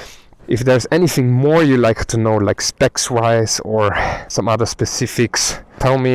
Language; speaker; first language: English; non-native, fluent; German